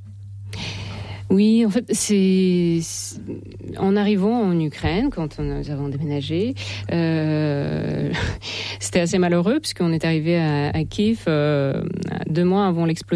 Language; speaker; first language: French; non-native, fluent; Russian